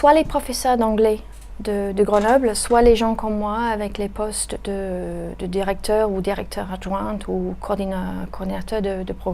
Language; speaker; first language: French; native; French